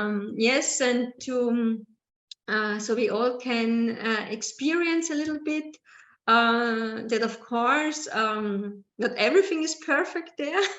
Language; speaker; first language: English; non-native, learner; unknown